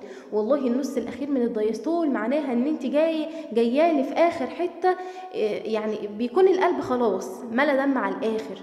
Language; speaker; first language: Arabic; native; Arabic